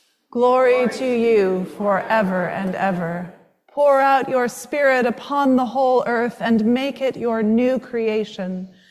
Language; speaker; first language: English; native; English